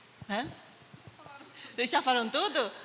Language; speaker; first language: Portuguese; non-native, fluent; Chinese